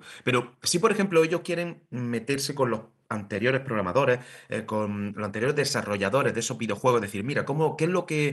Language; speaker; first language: Spanish; native; Spanish